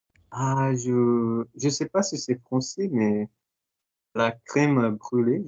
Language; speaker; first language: French; non-native, fluent; Portuguese